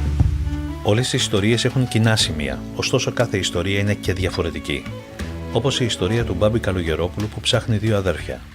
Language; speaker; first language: Greek; native; Greek